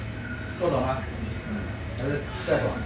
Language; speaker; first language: Chinese; native; Chinese